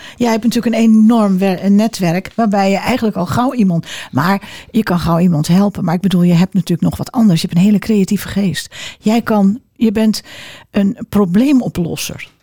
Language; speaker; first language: Dutch; native; Dutch